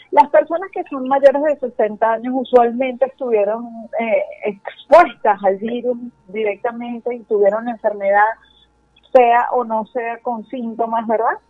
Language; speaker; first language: Spanish; native; Spanish